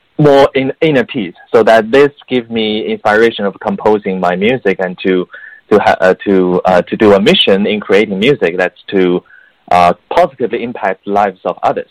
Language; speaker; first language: English; non-native, fluent; Chinese